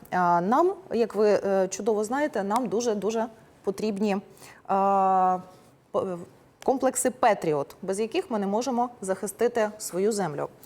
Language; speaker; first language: Ukrainian; native; Ukrainian